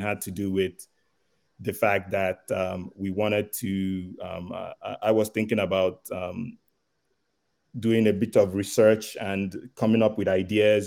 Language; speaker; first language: English; non-native, local second language; Igbo